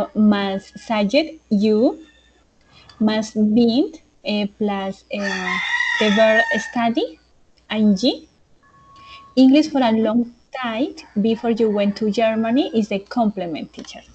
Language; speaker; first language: English; non-native, learner; Spanish